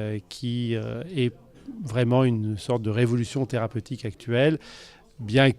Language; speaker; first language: French; native; French